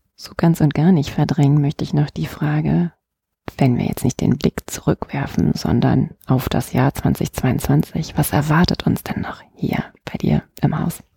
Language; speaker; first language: German; native; German